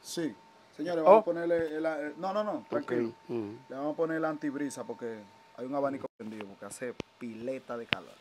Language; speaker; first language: Spanish; native; Spanish